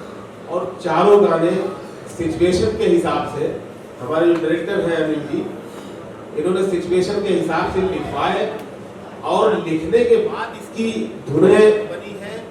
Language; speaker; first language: Hindi; native; Hindi